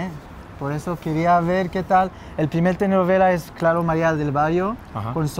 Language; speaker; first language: Spanish; non-native, fluent; Hebrew